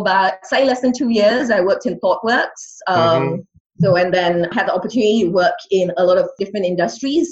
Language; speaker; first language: English; non-native, local second language; Tamil